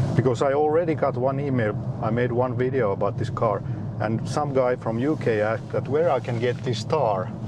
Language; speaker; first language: English; non-native, fluent; Finnish